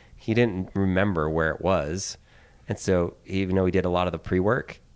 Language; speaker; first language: English; native; English